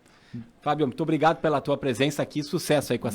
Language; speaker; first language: Portuguese; native; Portuguese